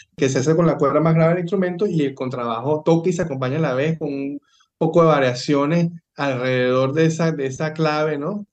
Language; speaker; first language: Spanish; native; Spanish